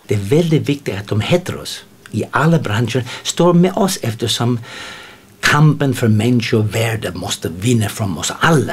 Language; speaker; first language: Swedish; non-native, fluent; English